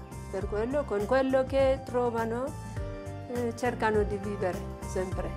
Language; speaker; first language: Italian; non-native, learner; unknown